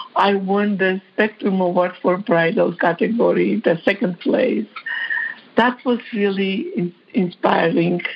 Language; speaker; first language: English; non-native, fluent; Georgian